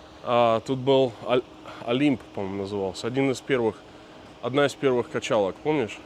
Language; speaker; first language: Russian; native; Russian